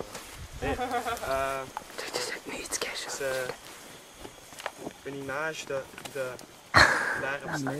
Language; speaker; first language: French; non-native, local second language; Dutch